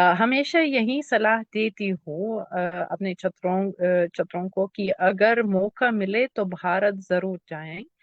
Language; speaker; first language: Hindi; non-native, fluent; Lithuanian